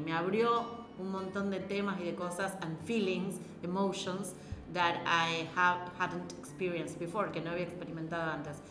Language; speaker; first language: Spanish; native; Spanish